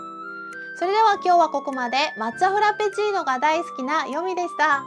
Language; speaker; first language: Japanese; native; Japanese